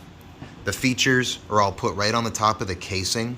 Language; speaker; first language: English; native; English